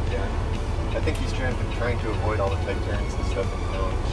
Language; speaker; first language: English; native; English